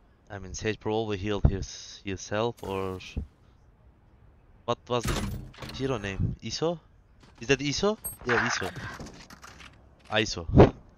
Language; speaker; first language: English; non-native, fluent; Turkish